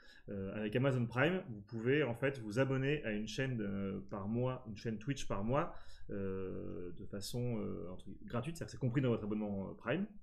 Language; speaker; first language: French; native; French